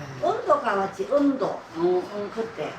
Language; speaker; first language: Korean; native; Korean